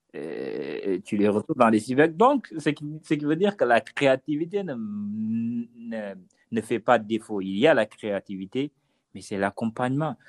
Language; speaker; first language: French; non-native, local second language; Wolof